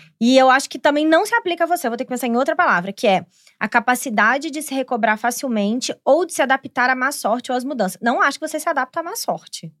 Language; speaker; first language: Portuguese; native; Portuguese